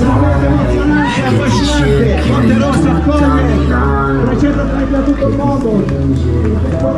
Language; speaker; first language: Italian; native; Italian